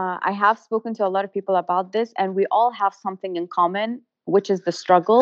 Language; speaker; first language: English; non-native, local second language; Arabic